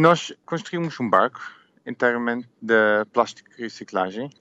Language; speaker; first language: Portuguese; non-native, learner; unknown